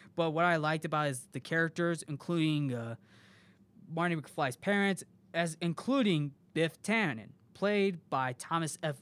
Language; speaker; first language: English; native; English